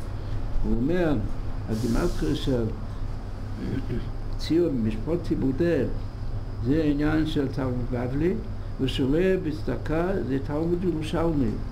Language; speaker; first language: Hebrew; non-native, fluent; English